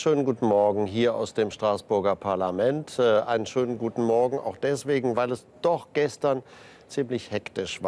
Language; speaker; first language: German; native; German